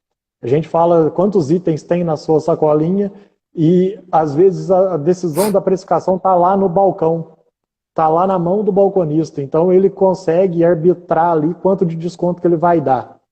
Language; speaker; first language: Portuguese; native; Portuguese